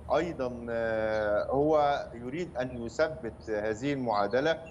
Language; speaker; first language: Arabic; native; Arabic